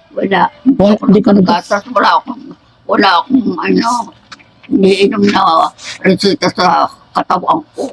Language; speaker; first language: Filipino; native; Filipino